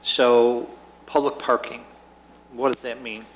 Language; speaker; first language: English; native; English